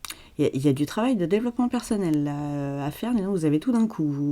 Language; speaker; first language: French; native; French